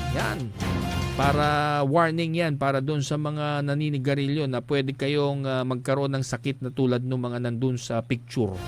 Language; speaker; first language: Filipino; non-native, local second language; Iloko